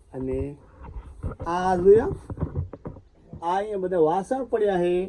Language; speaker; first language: Gujarati; native; Gujarati